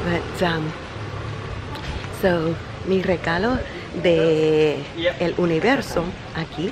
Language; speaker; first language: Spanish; non-native, learner; English